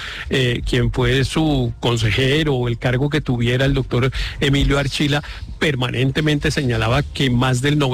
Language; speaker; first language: Spanish; native; Spanish